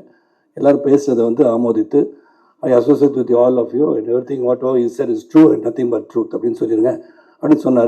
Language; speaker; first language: Tamil; native; Tamil